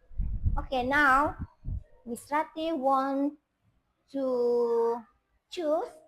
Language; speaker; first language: English; non-native, learner; Indonesian